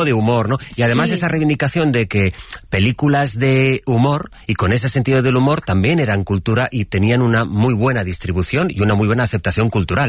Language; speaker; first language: Spanish; native; Spanish